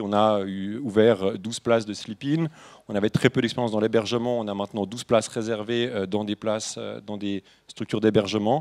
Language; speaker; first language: French; native; French